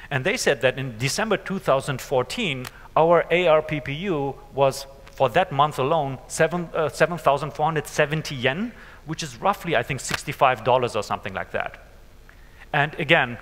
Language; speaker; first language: English; non-native, fluent; German